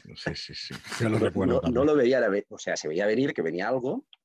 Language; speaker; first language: Spanish; non-native, local second language; Catalan